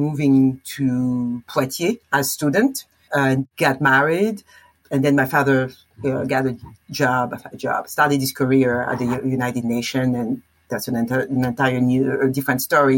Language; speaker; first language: English; non-native, fluent; French